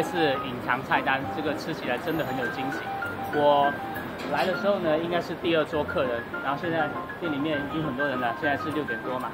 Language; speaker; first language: Chinese; non-native, local second language; Min Nan Chinese